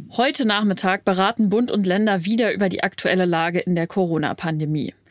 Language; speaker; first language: German; native; German